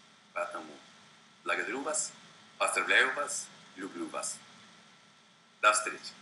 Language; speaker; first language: Russian; non-native, fluent; Swedish